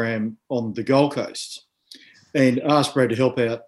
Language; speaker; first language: English; native; English